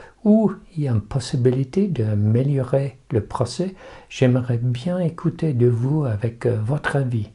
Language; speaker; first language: French; non-native, fluent; English